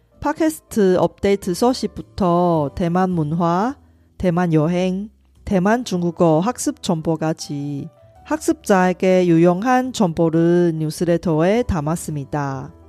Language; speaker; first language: Korean; non-native, fluent; Chinese